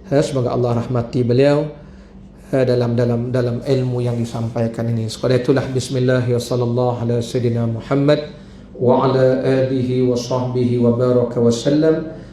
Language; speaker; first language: Malay; native; Malay